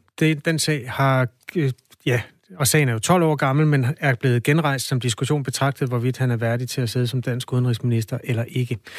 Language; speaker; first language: Danish; native; Danish